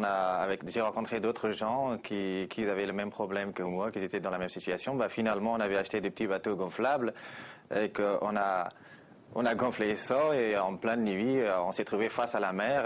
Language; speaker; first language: French; non-native, fluent; Persian